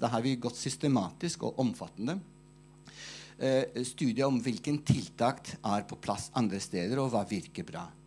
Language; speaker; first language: Norwegian; non-native, fluent; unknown